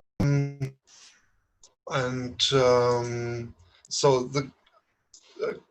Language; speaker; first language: English; non-native, fluent; German